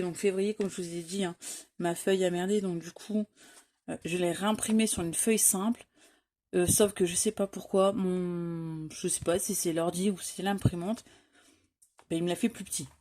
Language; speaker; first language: French; native; French